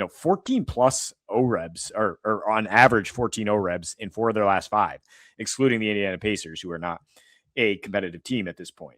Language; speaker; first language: English; native; English